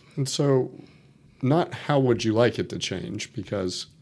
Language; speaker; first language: English; native; English